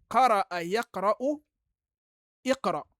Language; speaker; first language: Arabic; non-native, fluent; French